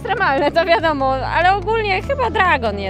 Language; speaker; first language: Polish; native; Polish